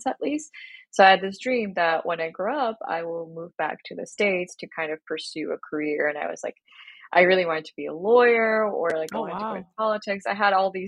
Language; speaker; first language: English; non-native, fluent; Georgian